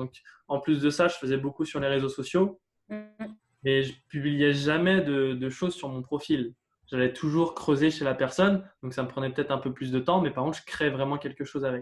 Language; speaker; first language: French; native; French